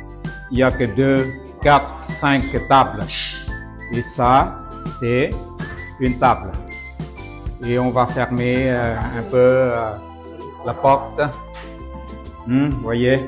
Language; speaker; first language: French; non-native, fluent; Vietnamese